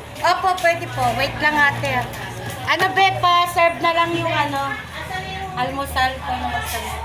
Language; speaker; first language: Filipino; native; Filipino